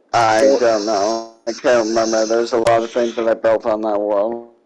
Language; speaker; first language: English; native; English